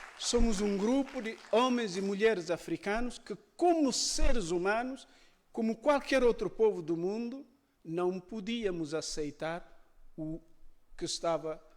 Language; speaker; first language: Portuguese; non-native, local second language; Upper Guinea Crioulo